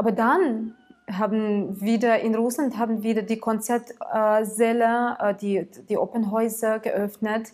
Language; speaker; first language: German; non-native, fluent; Tatar